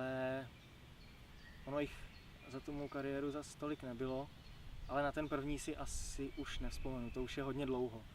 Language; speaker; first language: Czech; native; Czech